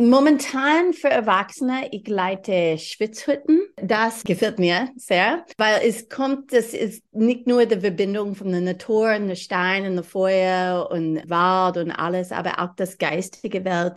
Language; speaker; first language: German; non-native, learner; English